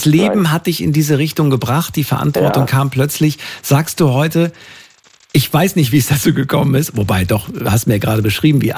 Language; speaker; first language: German; native; German